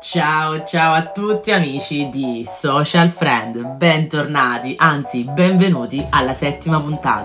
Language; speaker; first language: Italian; native; Italian